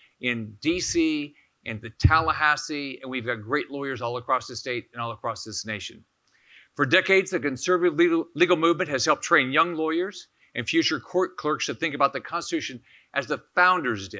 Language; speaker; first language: English; native; English